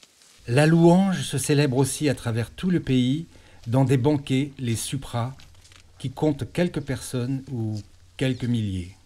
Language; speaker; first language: French; native; French